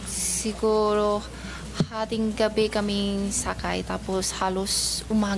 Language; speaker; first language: Filipino; non-native, learner; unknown